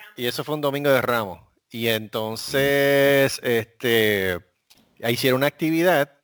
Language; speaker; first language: Spanish; native; Spanish